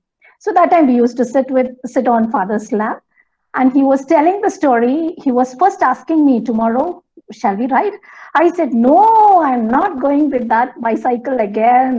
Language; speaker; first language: English; non-native, local second language; Malayalam